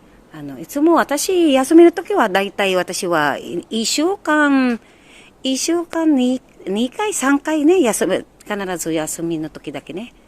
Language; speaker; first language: Japanese; non-native, learner; Filipino